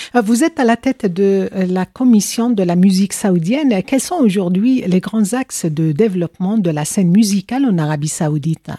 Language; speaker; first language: French; native; French